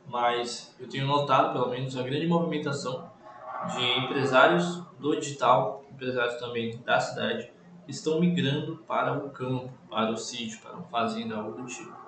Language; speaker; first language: Portuguese; native; Portuguese